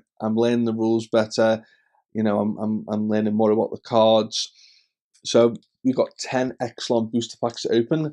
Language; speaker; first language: English; native; English